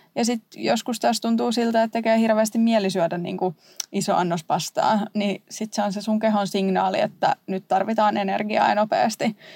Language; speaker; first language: Finnish; native; Finnish